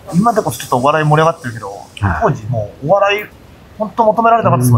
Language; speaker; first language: Japanese; native; Japanese